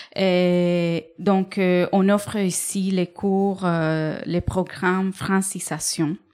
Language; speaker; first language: French; non-native, fluent; Spanish